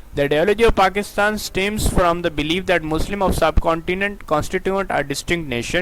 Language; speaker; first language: English; non-native, local second language; Urdu